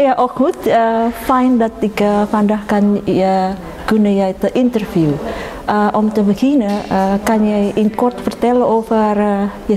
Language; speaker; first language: Dutch; non-native, learner; Indonesian